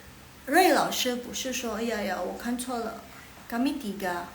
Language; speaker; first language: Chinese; non-native, fluent; Indonesian